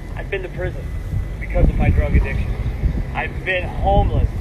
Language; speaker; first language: English; native; English